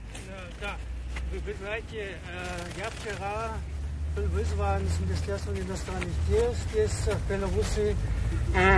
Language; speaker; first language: Russian; non-native, fluent; German